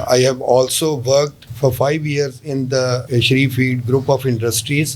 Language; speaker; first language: English; non-native, local second language; Urdu